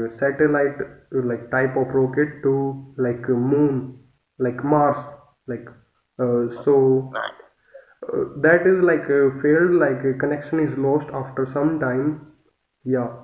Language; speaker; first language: English; non-native, local second language; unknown